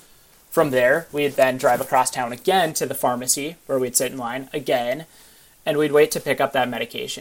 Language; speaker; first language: English; native; English